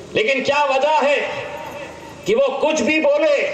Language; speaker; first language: Hindi; non-native, local second language; Marathi